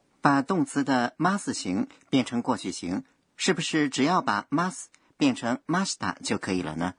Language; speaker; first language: Chinese; non-native, fluent; Japanese